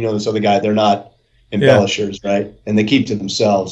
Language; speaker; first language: English; native; English